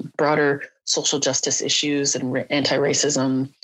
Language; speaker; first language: English; native; English